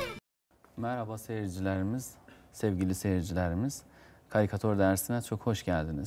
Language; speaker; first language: Turkish; non-native, fluent; Azerbaijani